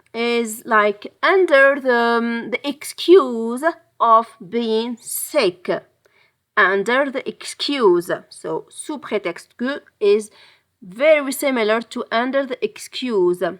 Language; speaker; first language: English; non-native, fluent; French